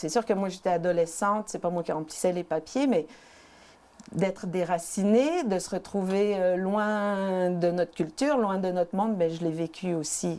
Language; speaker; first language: French; native; French